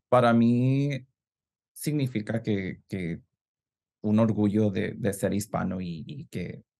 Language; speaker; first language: Spanish; early bilingual, heritage; Spanish